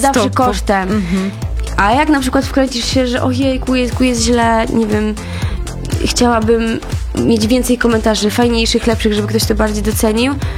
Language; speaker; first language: Polish; native; Polish